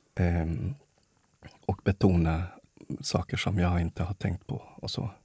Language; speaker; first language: Swedish; early bilingual, other home language; Spanish